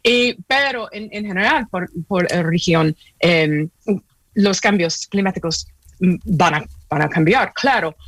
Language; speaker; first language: Spanish; non-native, fluent; English